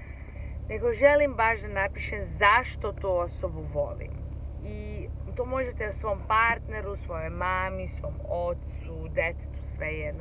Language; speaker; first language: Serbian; early bilingual, heritage; Serbian